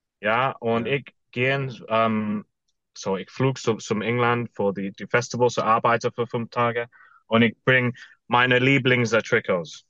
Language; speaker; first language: German; non-native, learner; English